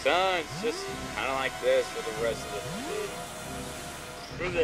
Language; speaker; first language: English; native; English